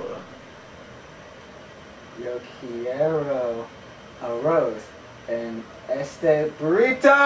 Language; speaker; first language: Spanish; non-native, learner; English